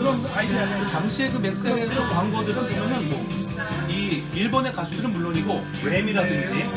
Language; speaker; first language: Korean; native; Korean